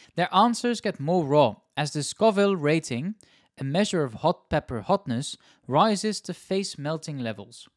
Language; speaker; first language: English; non-native, fluent; Dutch